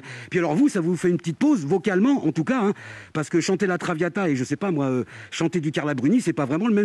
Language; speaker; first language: French; native; French